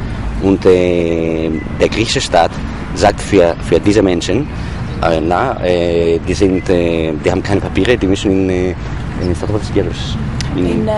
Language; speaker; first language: German; non-native, fluent; Greek